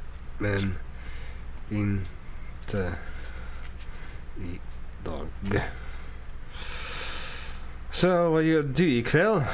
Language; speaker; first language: Swedish; non-native, learner; English